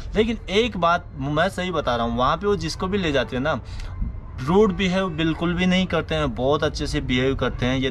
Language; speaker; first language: Hindi; native; Hindi